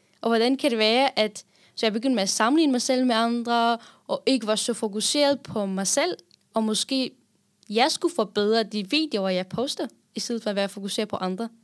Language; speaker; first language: Danish; non-native, fluent; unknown